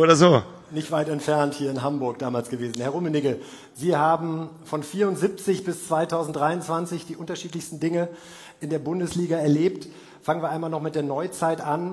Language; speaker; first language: German; native; German